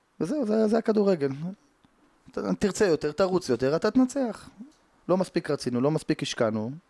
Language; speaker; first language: Hebrew; native; Hebrew